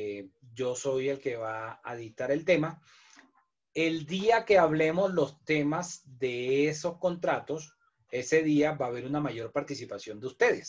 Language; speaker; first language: Spanish; native; Spanish